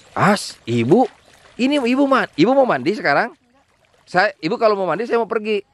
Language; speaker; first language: Indonesian; non-native, local second language; Sundanese